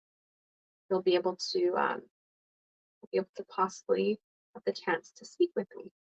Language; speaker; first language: English; non-native, fluent; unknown